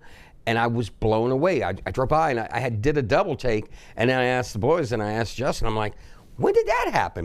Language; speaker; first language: English; native; English